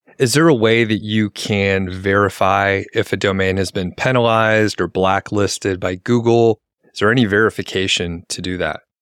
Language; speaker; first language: English; native; English